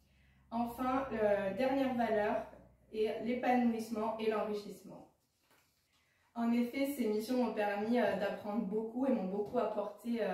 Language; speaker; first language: French; native; French